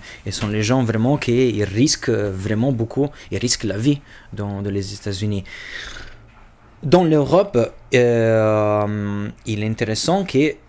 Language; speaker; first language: French; non-native, fluent; Albanian